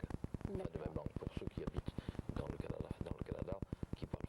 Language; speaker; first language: French; native; French